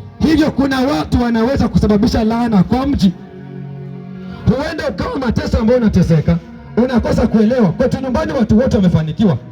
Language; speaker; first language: Swahili; native; Swahili